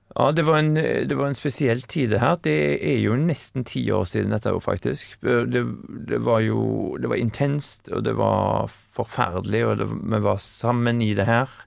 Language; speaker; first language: Norwegian; native; Norwegian